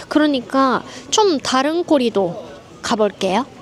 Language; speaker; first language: Korean; non-native, learner; Japanese